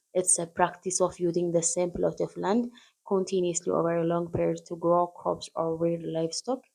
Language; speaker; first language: English; non-native, local second language; Amharic